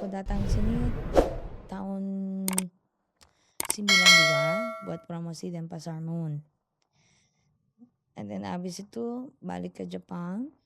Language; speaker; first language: Indonesian; non-native, fluent; Filipino